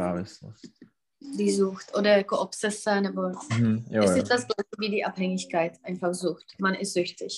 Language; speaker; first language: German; non-native, fluent; Czech